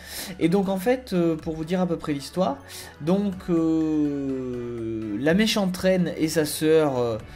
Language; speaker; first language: French; native; French